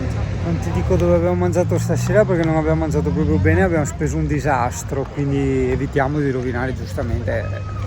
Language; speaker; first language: Italian; native; Italian